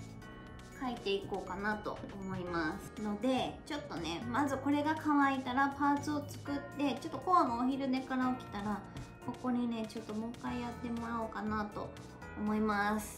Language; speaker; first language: Japanese; native; Japanese